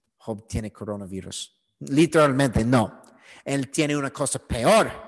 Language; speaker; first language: Spanish; non-native, learner; English